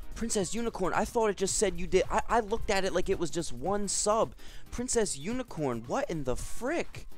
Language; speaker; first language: English; native; English